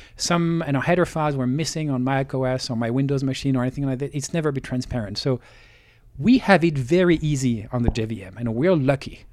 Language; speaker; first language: English; non-native, fluent; French